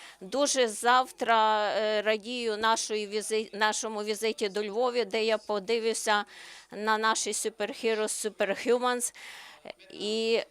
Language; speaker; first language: Ukrainian; non-native, learner; Slovenian